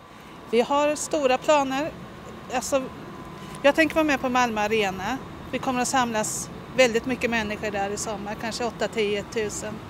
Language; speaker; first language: Swedish; native; Swedish